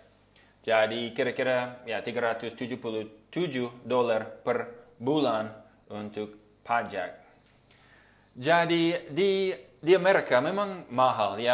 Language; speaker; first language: Indonesian; non-native, fluent; English